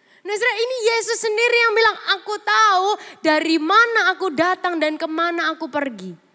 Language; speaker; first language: Indonesian; native; Indonesian